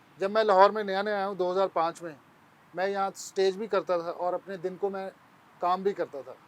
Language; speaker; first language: Urdu; non-native, local second language; Punjabi